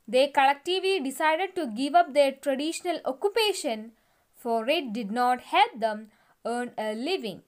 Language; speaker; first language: English; non-native, local second language; Malayalam